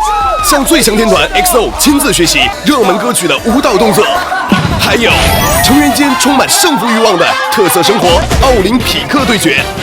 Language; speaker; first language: Chinese; native; Chinese